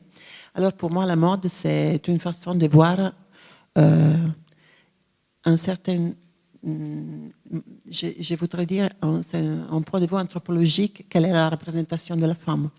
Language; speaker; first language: French; non-native, fluent; Italian